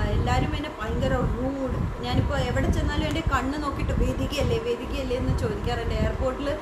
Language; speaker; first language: Malayalam; early bilingual, heritage; Malayalam